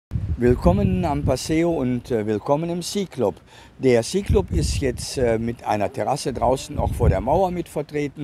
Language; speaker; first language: German; native; German